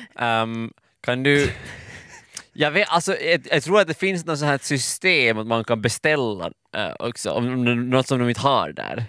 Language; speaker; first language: Swedish; native; Swedish